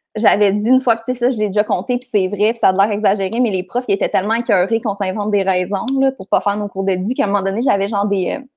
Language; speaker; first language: French; native; French